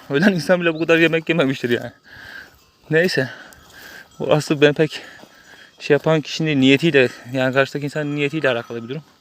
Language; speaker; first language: Turkish; native; Turkish